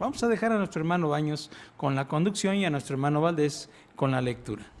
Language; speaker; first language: Spanish; native; Spanish